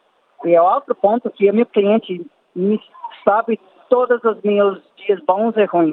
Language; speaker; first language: Portuguese; non-native, fluent; English